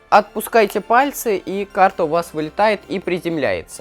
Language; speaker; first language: Russian; native; Russian